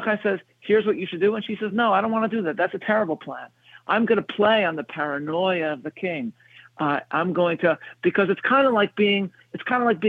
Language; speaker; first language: English; native; English